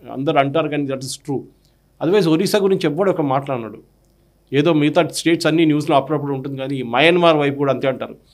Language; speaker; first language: Telugu; non-native, local second language; Malayalam